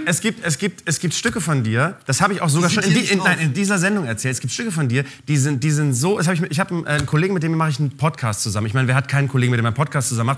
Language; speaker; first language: German; native; German